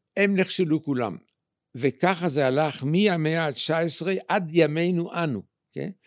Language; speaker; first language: Hebrew; native; Hebrew